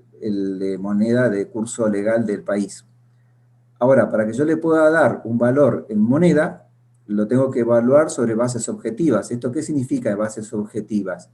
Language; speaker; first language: Spanish; native; Spanish